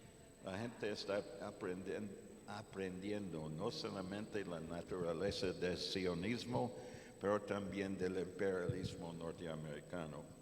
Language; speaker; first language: Spanish; non-native, fluent; English